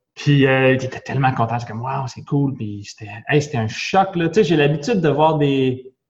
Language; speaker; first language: French; native; French